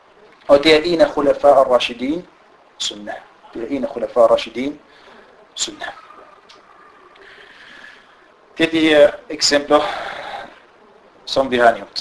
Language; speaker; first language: Danish; non-native, fluent; Arabic